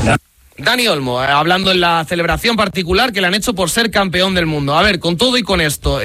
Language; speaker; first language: Spanish; native; Spanish